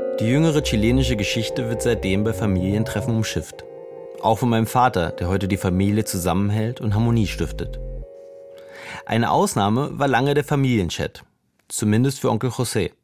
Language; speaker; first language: German; native; German